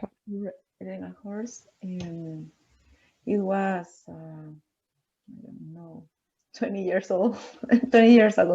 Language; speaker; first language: English; non-native, learner; Spanish